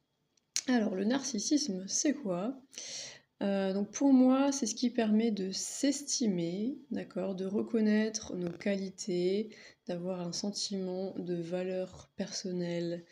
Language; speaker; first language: French; native; French